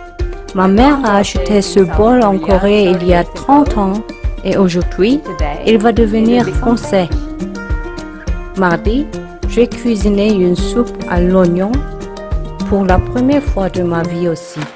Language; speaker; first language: French; non-native, learner; Korean